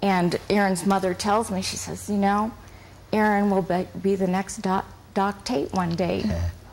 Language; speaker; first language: English; native; English